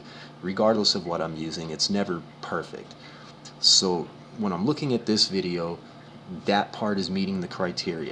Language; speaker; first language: English; native; English